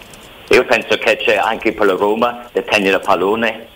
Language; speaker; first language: Italian; non-native, fluent; English